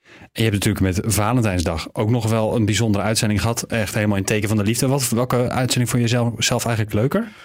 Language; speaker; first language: Dutch; native; Dutch